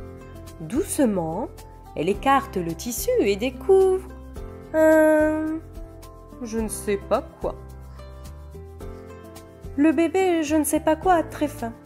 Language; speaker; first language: French; native; French